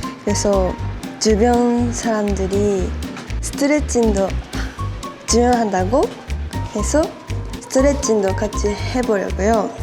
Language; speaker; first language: Korean; non-native, fluent; Japanese